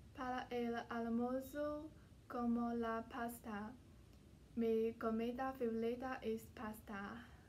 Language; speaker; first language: Spanish; non-native, learner; Chinese